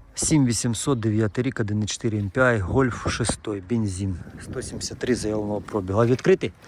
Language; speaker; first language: Ukrainian; native; Ukrainian